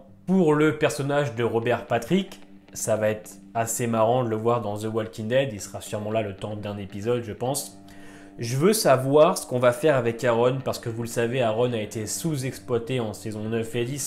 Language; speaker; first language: French; native; French